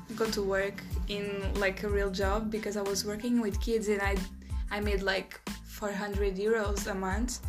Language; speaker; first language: English; non-native, fluent; Portuguese